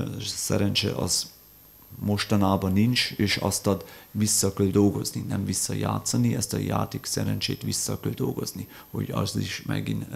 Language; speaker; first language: Hungarian; non-native, fluent; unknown